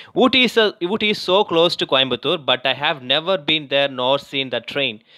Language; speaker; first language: English; non-native, local second language; Tamil